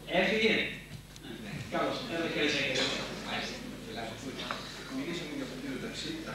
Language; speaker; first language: Greek; native; Greek